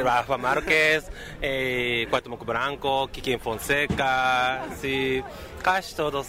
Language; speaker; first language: Spanish; non-native, learner; Japanese